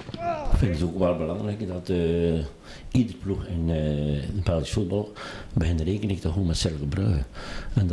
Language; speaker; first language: Dutch; native; Dutch